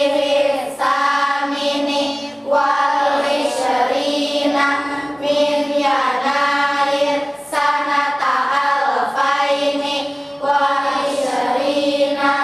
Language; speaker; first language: Arabic; non-native, learner; Indonesian